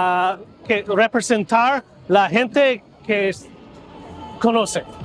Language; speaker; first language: Spanish; non-native, learner; English